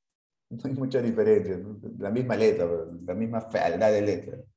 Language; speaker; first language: Spanish; native; Spanish